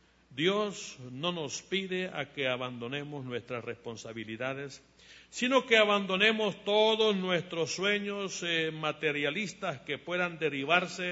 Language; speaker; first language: Spanish; native; Spanish